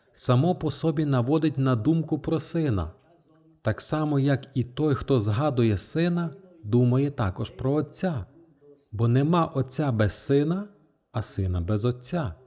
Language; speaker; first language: Ukrainian; non-native, fluent; French